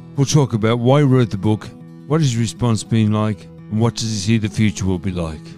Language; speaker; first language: English; native; English